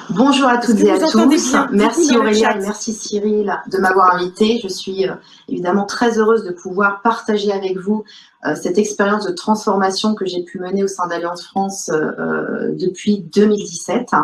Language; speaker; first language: French; native; French